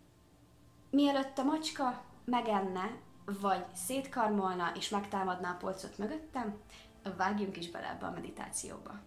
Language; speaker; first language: Hungarian; native; Hungarian